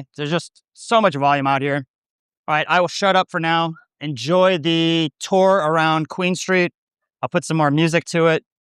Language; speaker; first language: English; native; English